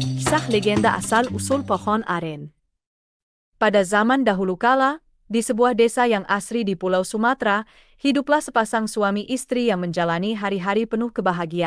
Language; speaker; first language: Indonesian; native; Indonesian